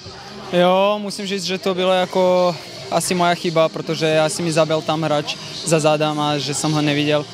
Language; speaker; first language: Czech; non-native, fluent; Serbian